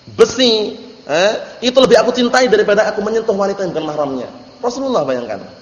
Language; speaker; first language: Indonesian; native; Indonesian